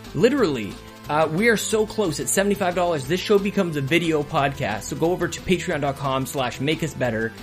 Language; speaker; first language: English; native; English